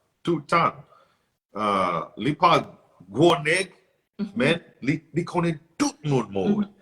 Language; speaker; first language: Haitian Creole; non-native, learner; English